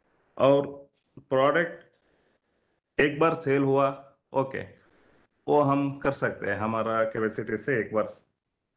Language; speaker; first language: Hindi; non-native, local second language; Kannada